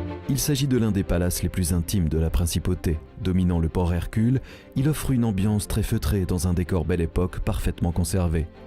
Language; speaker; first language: French; native; French